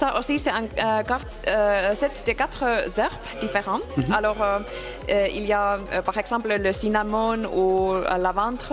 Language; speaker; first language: French; non-native, learner; Finnish